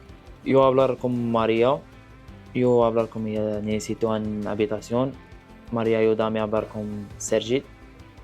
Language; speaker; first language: Spanish; non-native, learner; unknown